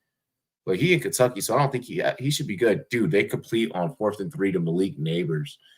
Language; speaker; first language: English; native; English